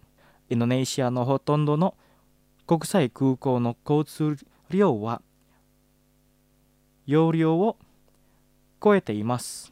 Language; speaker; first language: Japanese; non-native, fluent; Indonesian